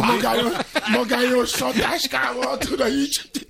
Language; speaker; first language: Hungarian; non-native, fluent; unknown